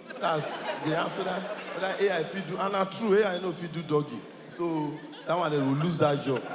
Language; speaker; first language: Nigerian Pidgin; native; Nigerian Pidgin